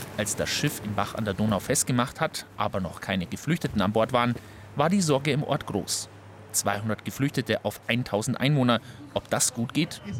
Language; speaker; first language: German; native; German